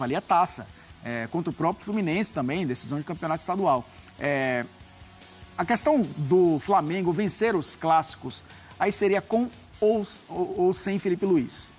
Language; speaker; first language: Portuguese; native; Portuguese